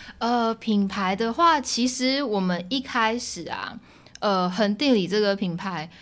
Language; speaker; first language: Chinese; early bilingual, heritage; Chinese